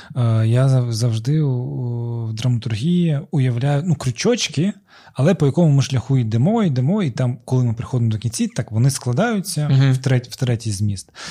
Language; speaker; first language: Ukrainian; non-native, local second language; Russian